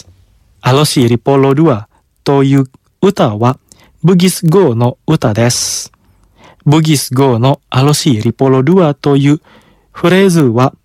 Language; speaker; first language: Japanese; non-native, fluent; Indonesian